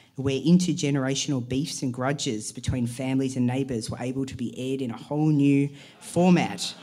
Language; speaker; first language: English; native; English